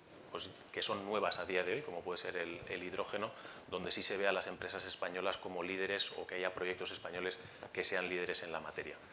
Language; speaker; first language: Spanish; native; Spanish